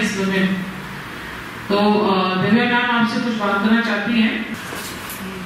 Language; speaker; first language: Hindi; native; Hindi